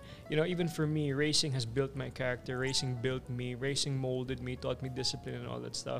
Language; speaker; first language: English; non-native, local second language; Cebuano